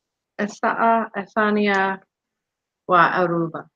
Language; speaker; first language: Arabic; non-native, learner; English